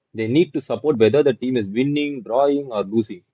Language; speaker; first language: English; non-native, local second language; Tamil